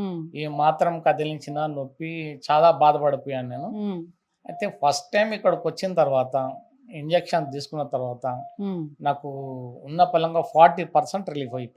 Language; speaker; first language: Telugu; native; Telugu